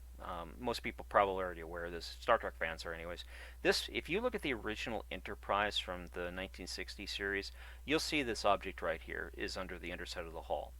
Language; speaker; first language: English; native; English